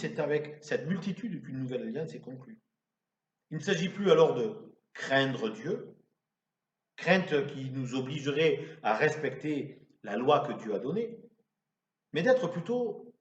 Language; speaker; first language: French; native; French